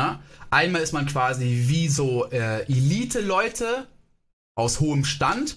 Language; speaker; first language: German; native; German